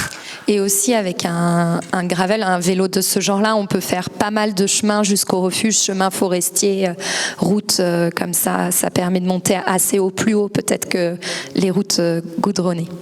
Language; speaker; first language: French; native; French